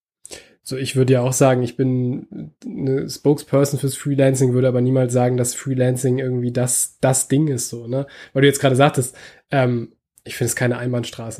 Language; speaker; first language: German; native; German